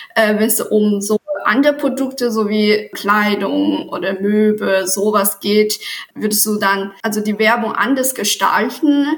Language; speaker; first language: German; non-native, fluent; Chinese